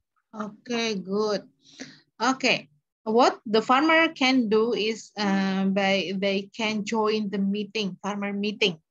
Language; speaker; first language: English; non-native, learner; Indonesian